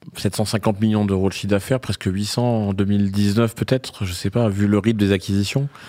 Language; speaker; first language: French; native; French